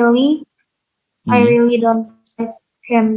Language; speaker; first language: English; non-native, learner; Indonesian